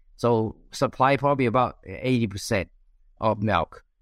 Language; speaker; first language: English; non-native, fluent; Chinese